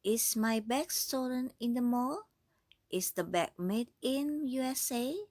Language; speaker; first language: English; non-native, fluent; Indonesian